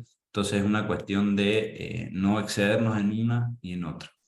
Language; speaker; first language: Spanish; native; Spanish